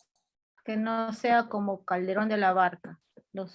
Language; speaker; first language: Spanish; native; Spanish